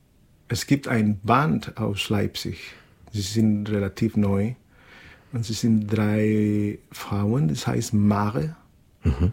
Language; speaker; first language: German; non-native, fluent; Spanish